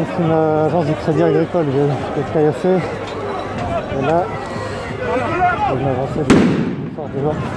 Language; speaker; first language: French; native; French